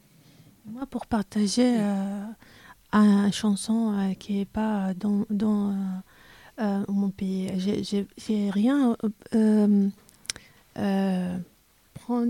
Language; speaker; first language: French; non-native, learner; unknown